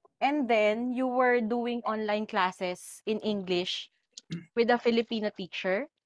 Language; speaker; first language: English; non-native, local second language; Filipino